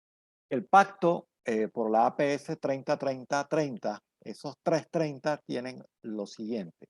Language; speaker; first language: Spanish; native; Spanish